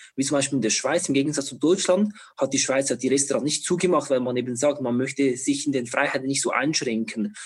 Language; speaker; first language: German; non-native, fluent; Chinese